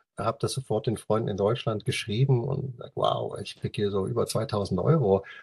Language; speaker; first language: German; native; German